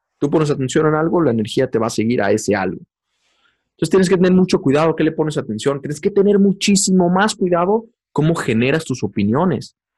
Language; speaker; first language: Spanish; native; Spanish